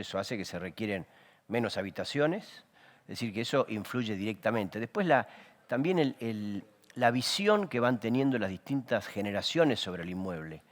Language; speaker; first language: Spanish; native; Spanish